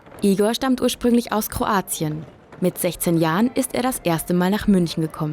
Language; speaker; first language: German; native; German